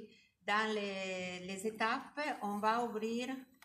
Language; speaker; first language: French; non-native, learner; Italian